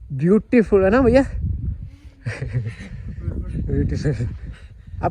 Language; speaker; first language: Hindi; non-native, local second language; Malayalam